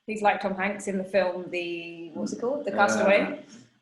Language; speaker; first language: English; non-native, fluent; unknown